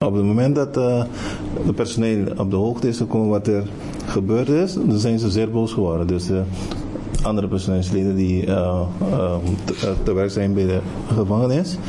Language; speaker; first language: Dutch; non-native, local second language; Papiamento